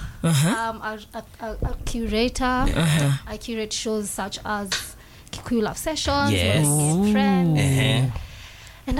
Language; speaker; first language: English; non-native, local second language; Kikuyu